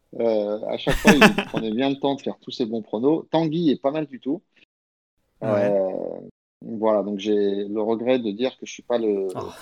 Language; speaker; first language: French; early bilingual, other home language; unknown